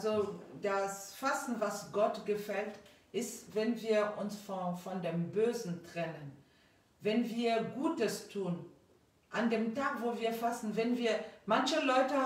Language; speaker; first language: German; non-native, fluent; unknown